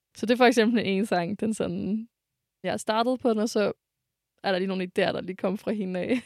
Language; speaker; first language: Danish; early bilingual, other home language; French